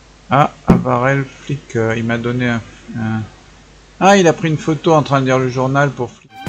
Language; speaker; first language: French; native; French